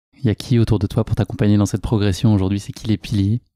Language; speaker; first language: French; native; French